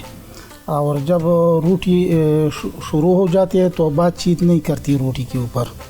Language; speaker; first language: Hindi; non-native, local second language; Pashto